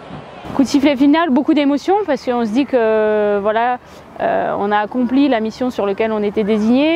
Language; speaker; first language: French; native; French